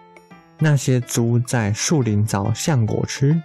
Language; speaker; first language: Chinese; native; Chinese